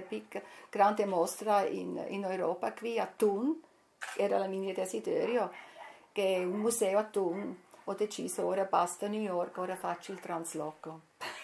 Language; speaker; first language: Italian; non-native, fluent; English